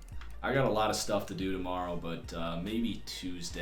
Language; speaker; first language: English; native; English